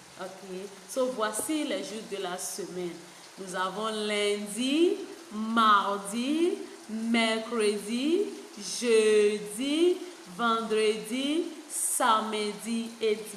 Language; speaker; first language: French; non-native, fluent; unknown